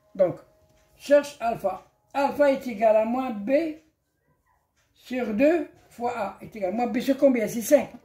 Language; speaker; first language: French; non-native, local second language; Arabic